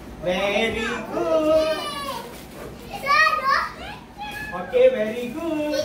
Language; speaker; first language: English; non-native, local second language; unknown